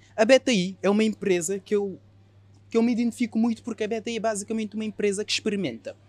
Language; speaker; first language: Portuguese; non-native, local second language; Kabuverdianu